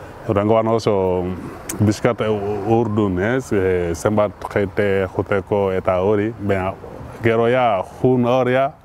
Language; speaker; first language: Basque; non-native, learner; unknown